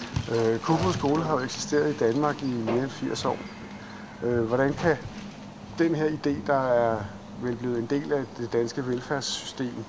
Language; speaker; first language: Danish; native; Danish